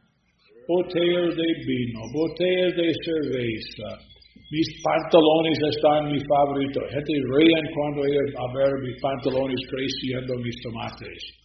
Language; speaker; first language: Spanish; non-native, learner; English